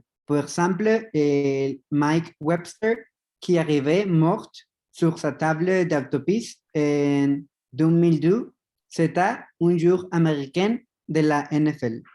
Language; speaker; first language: French; non-native, learner; Spanish